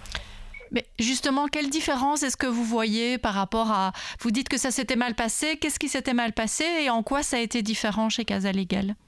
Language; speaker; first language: French; native; French